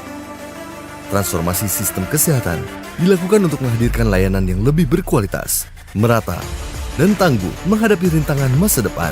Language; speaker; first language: Indonesian; native; Indonesian